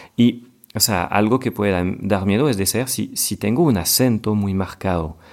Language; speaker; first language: French; native; French